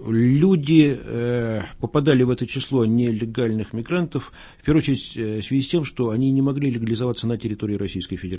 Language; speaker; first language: Russian; native; Russian